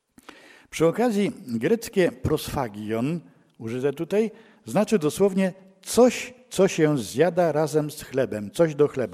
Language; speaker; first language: Polish; native; Polish